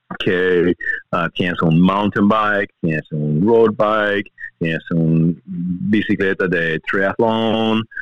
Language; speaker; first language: Spanish; non-native, learner; English